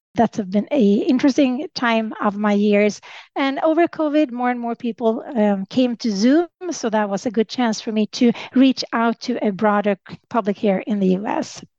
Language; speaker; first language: English; non-native, fluent; Swedish